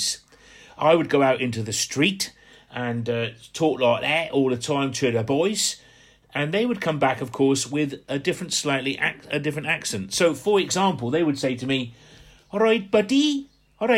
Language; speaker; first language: English; native; English